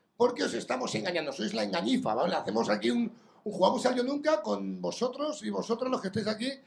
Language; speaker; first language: Spanish; native; Spanish